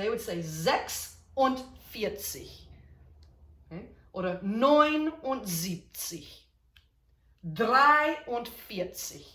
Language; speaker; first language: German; non-native, fluent; English